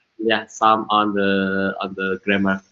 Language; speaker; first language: English; non-native, learner; Indonesian